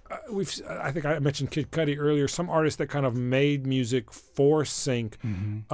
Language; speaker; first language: English; native; English